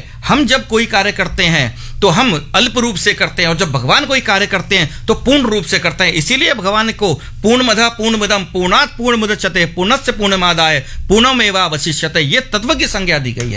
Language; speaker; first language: Hindi; native; Hindi